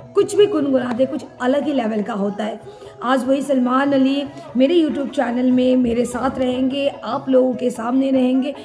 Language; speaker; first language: Hindi; non-native, local second language; Assamese